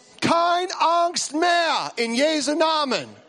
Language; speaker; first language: German; non-native, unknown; English